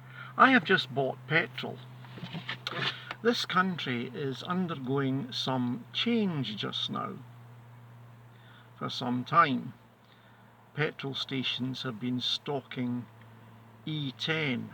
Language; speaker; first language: English; native; English